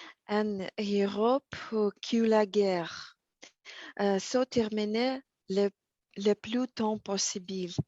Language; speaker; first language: French; non-native, learner; Russian